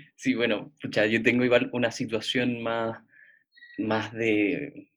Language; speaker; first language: Spanish; native; Spanish